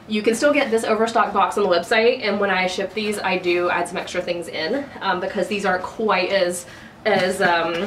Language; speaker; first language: English; native; English